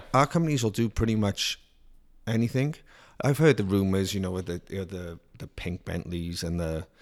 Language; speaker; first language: English; native; English